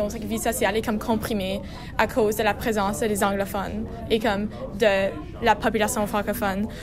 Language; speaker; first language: French; non-native, local second language; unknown